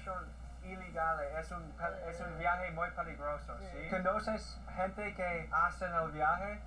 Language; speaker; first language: Spanish; non-native, learner; English